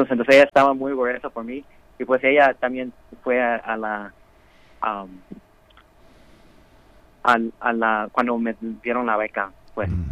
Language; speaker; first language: Spanish; early bilingual, heritage; Spanish